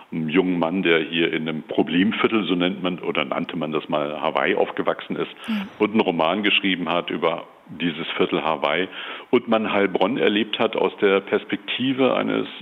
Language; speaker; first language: German; native; German